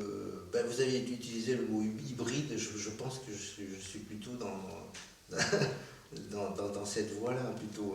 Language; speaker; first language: French; early bilingual, other home language; Korean